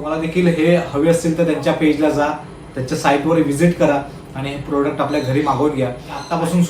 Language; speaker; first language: Marathi; native; Marathi